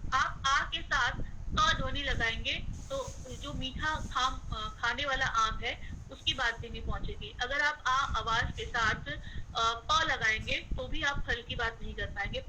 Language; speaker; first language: Hindi; native; Hindi